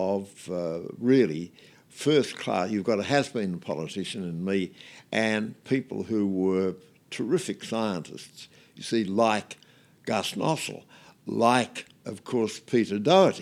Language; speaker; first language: English; native; English